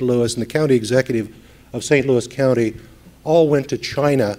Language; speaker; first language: English; native; English